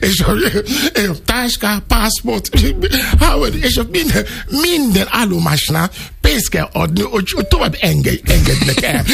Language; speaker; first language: Hungarian; non-native, learner; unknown